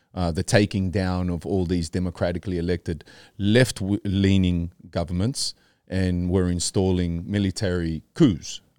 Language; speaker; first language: English; early bilingual, other home language; Spanish